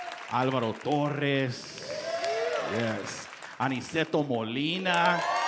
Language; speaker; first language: English; early bilingual, other home language; Spanish